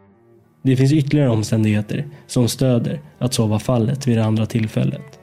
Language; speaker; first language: Swedish; native; Swedish